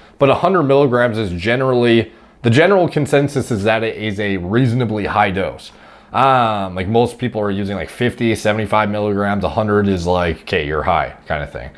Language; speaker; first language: English; native; English